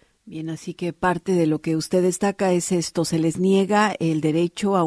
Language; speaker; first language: Spanish; native; Spanish